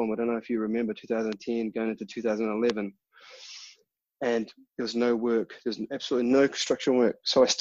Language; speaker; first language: English; native; English